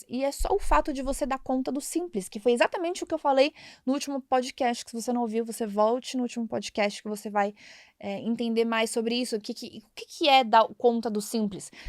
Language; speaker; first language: Portuguese; native; Portuguese